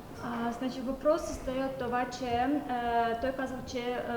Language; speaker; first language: Bulgarian; non-native, learner; Azerbaijani